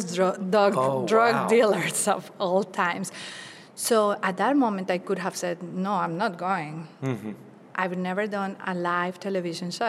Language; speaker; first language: English; non-native, fluent; Spanish